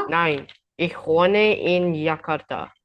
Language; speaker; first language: German; non-native, learner; Indonesian